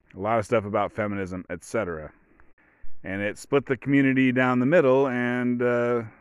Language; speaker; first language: English; native; English